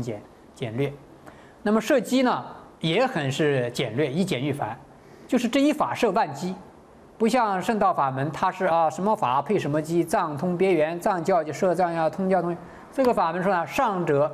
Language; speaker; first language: Chinese; native; Chinese